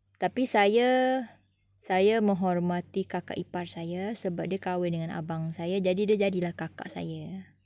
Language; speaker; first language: Malay; native; Malay